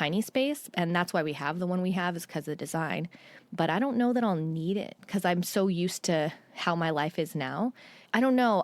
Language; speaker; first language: English; native; English